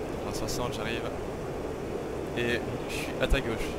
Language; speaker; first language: French; native; French